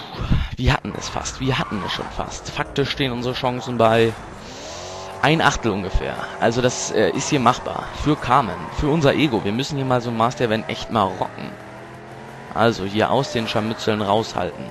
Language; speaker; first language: German; native; German